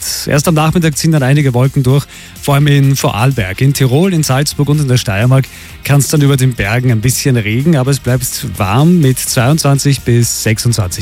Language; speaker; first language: German; native; German